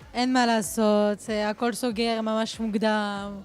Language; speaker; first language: Hebrew; non-native, fluent; French